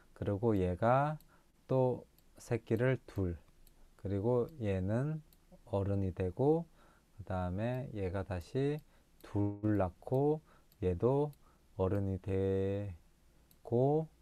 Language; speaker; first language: Korean; native; Korean